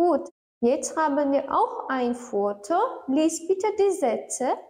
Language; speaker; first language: German; non-native, learner; Turkmen